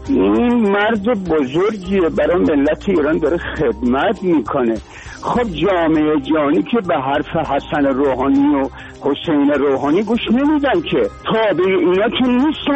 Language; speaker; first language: Persian; native; Persian